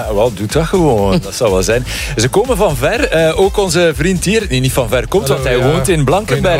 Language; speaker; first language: Dutch; native; Dutch